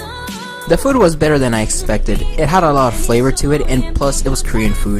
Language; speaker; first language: English; early bilingual, other home language; Spanish